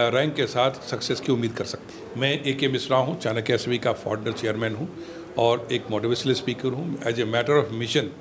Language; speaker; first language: Hindi; native; Hindi